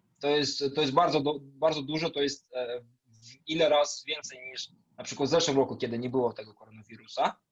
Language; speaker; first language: Polish; non-native, fluent; Russian